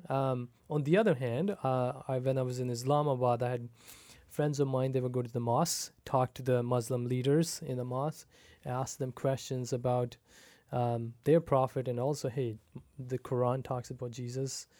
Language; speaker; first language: English; non-native, local second language; Punjabi